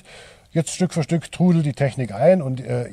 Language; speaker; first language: German; native; German